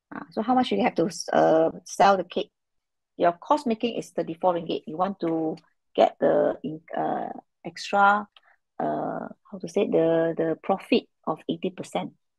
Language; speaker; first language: English; non-native, local second language; Malay